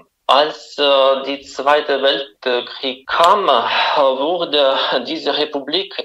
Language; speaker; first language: German; non-native, fluent; Russian